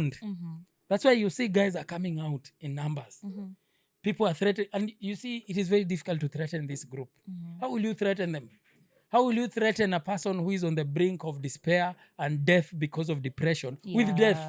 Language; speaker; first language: English; non-native, local second language; Swahili